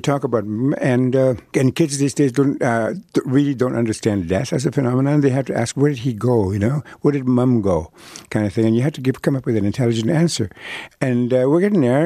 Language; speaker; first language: English; non-native, fluent; Cree